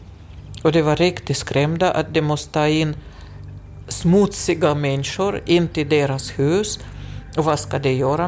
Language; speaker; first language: Swedish; non-native, fluent; Russian